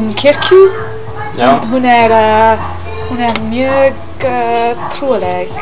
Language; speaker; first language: Icelandic; non-native, learner; English